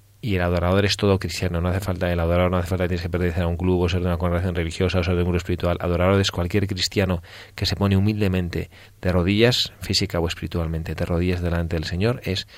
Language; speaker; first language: Spanish; native; Spanish